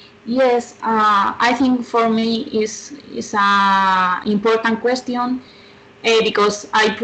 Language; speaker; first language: English; non-native, learner; Spanish